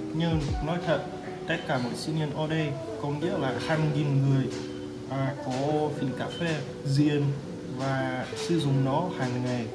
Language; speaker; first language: Vietnamese; non-native, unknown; Russian